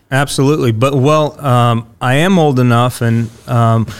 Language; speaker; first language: English; early bilingual, other home language; Russian